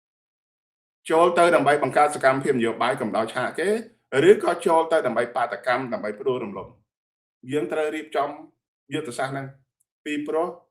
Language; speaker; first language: Khmer; native; Khmer